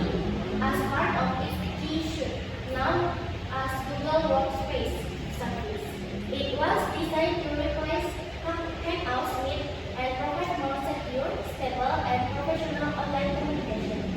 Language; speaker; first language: English; non-native, learner; Indonesian